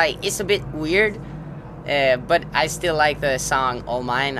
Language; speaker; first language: English; non-native, fluent; Norwegian